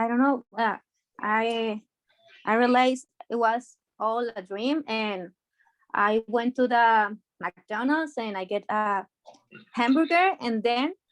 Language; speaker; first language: English; non-native, learner; Spanish